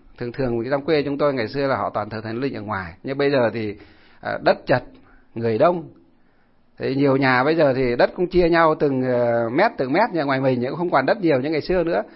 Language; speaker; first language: Vietnamese; non-native, local second language; Muong